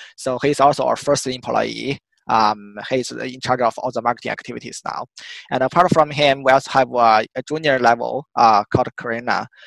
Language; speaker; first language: English; non-native, fluent; Chinese